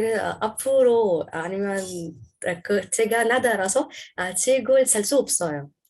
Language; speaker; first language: Korean; non-native, learner; Arabic